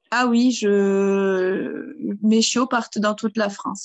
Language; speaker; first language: French; early bilingual, other home language; German